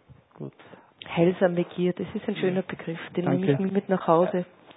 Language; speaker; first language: German; native; German